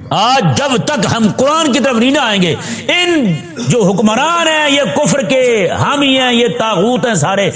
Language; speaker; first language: Urdu; non-native, local second language; Punjabi